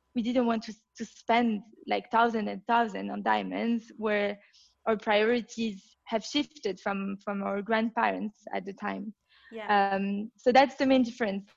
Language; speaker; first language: English; non-native, fluent; French